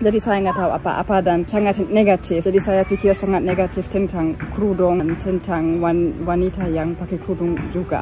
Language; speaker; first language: Indonesian; non-native, fluent; German